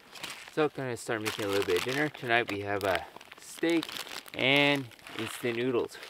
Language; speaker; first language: English; native; English